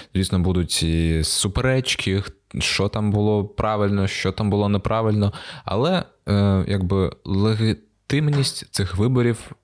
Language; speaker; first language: Ukrainian; native; Ukrainian